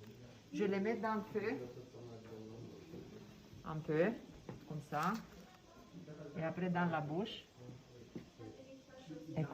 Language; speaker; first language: French; non-native, fluent; Romanian